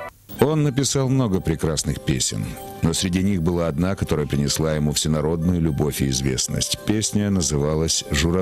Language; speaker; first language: Russian; native; Russian